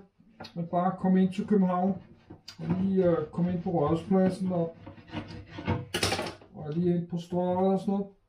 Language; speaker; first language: Danish; native; Danish